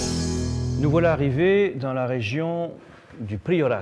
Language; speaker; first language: French; native; French